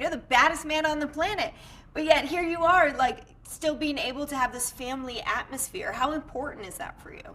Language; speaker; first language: English; native; English